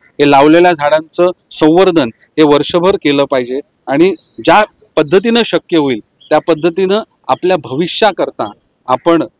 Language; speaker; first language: Marathi; native; Marathi